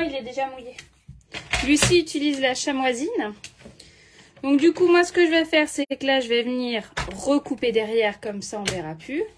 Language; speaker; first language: French; native; French